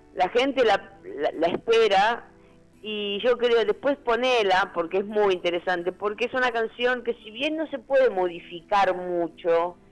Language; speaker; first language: Spanish; native; Spanish